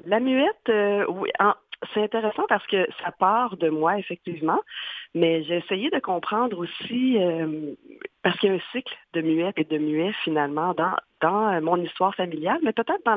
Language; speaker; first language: French; native; French